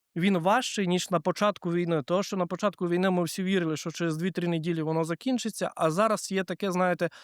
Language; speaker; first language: Ukrainian; native; Ukrainian